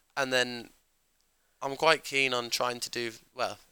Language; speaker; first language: English; native; English